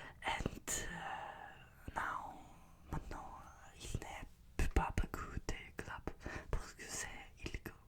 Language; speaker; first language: French; non-native, learner; Russian